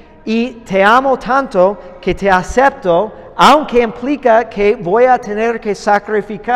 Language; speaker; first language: Spanish; non-native, fluent; English